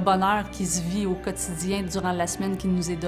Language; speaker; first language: French; native; French